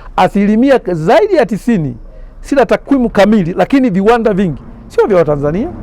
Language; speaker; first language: Swahili; native; Swahili